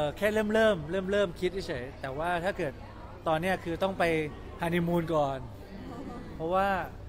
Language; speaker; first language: Thai; native; Thai